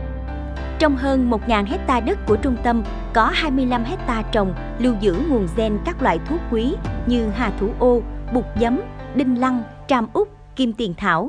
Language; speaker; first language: Vietnamese; native; Vietnamese